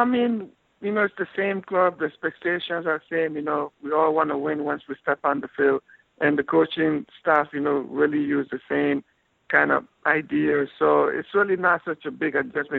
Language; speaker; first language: English; non-native, fluent; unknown